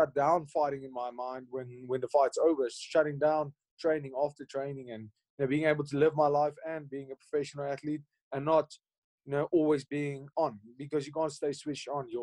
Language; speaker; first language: English; non-native, local second language; Afrikaans